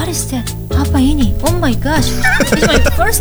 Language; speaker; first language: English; non-native, learner; Korean